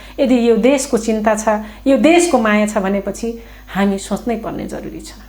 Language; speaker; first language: Nepali; non-native, local second language; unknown